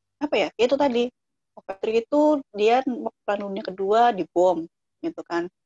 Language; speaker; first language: Indonesian; native; Indonesian